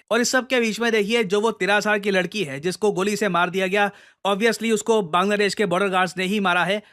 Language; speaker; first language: Hindi; native; Hindi